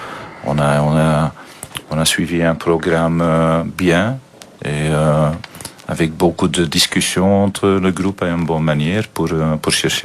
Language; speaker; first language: French; non-native, fluent; Dutch